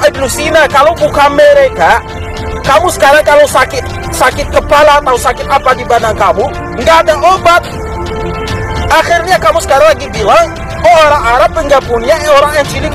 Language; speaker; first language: Indonesian; non-native, fluent; Arabic